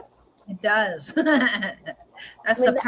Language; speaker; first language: English; native; English